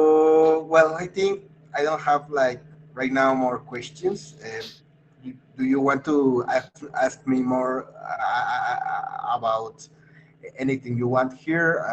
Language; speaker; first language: English; non-native, fluent; Spanish